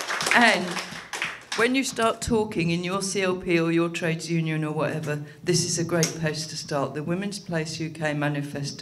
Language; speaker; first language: English; native; English